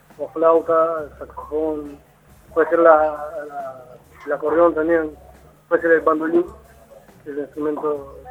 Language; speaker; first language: Spanish; non-native, fluent; Portuguese